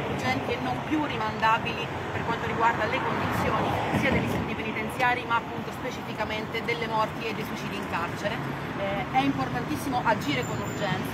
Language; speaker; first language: Italian; native; Italian